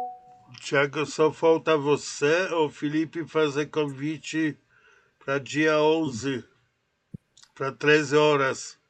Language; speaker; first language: Portuguese; non-native, learner; Polish